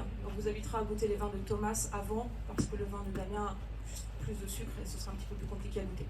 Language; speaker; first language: French; native; French